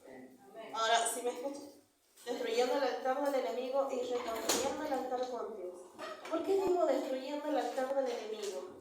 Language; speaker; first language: Spanish; native; Spanish